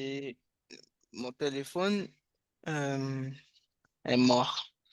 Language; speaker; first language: French; non-native, learner; English